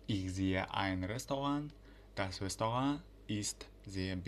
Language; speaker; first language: German; non-native, fluent; Uzbek